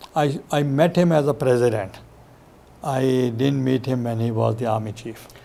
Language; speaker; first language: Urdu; non-native, local second language; Saraiki